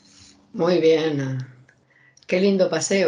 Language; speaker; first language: Spanish; native; Spanish